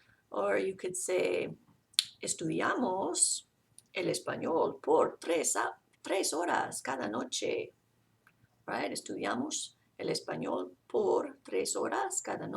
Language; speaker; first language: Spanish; non-native, fluent; English